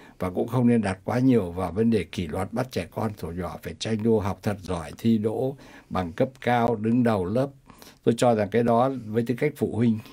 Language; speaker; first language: Vietnamese; native; Vietnamese